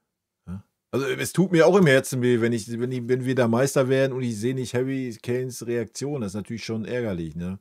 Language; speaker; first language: German; native; German